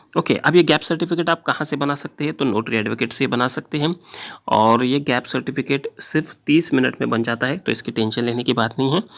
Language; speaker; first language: Hindi; non-native, local second language; Marathi